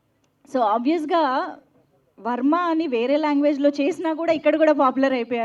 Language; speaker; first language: Telugu; native; Telugu